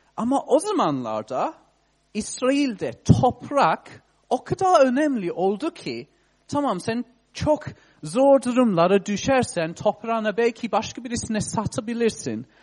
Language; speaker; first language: Turkish; non-native, fluent; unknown